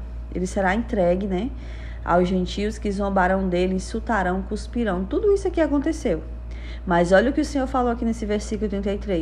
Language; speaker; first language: Portuguese; native; Portuguese